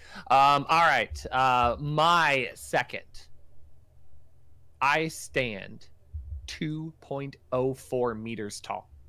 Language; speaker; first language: English; native; English